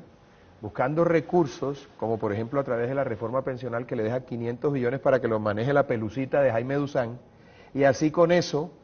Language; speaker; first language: Spanish; native; Spanish